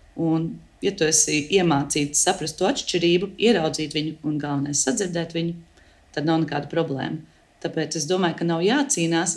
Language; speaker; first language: Latvian; early bilingual, heritage; Latvian